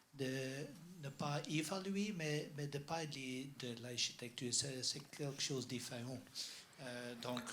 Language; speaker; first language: French; non-native, learner; Dutch